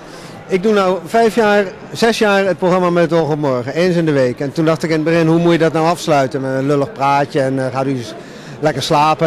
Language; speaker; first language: Dutch; native; Dutch